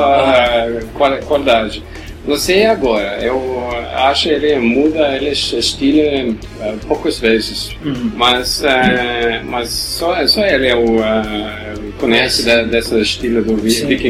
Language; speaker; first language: Portuguese; non-native, learner; Norwegian